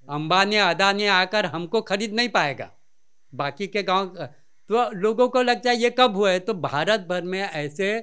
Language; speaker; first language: Hindi; non-native, local second language; Marathi